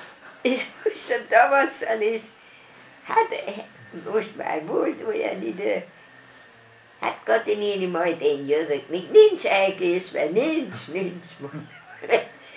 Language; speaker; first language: Hungarian; non-native, local second language; German